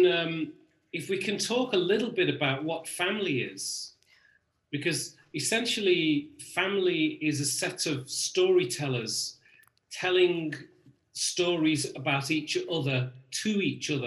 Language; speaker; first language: English; native; English